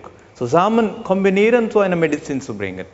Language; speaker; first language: German; non-native, learner; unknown